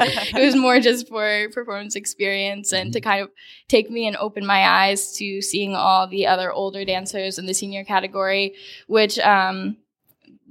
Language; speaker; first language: English; native; English